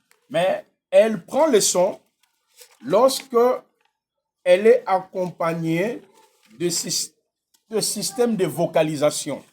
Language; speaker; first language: French; non-native, local second language; Lingala